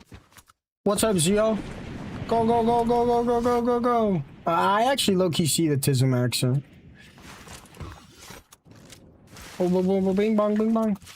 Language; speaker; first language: English; native; English